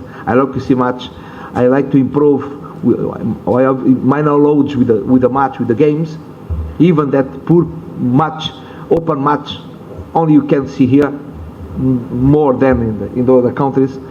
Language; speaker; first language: English; non-native, learner; Portuguese